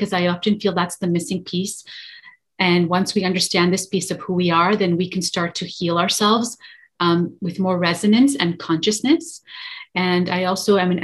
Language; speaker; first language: English; native; English